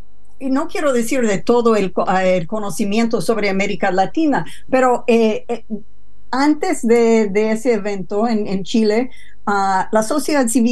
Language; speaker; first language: Spanish; non-native, fluent; English